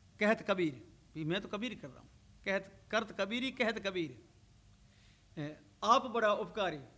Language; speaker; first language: Hindi; non-native, local second language; Rajasthani